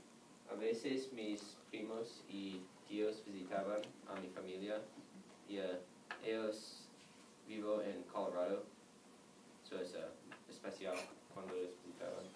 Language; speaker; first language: Spanish; non-native, learner; English